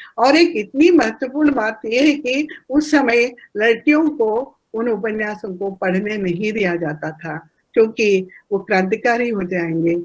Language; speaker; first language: Hindi; non-native, local second language; Telugu